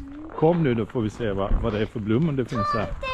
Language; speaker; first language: Swedish; native; Swedish